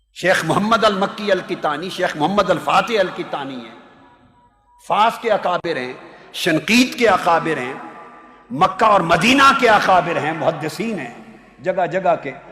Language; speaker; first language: Urdu; native; Urdu